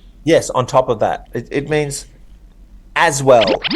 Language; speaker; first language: English; native; English